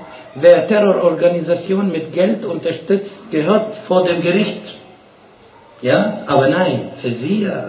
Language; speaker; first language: German; non-native, fluent; Arabic